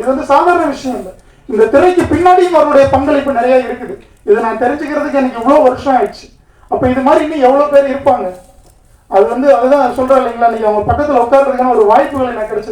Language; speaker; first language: Tamil; native; Tamil